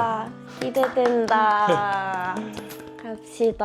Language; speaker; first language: Korean; non-native, learner; Japanese